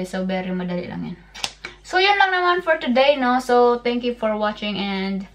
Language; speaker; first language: English; non-native, local second language; Cebuano